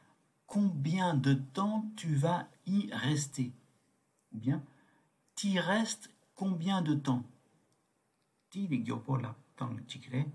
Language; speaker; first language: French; non-native, fluent; Tibetan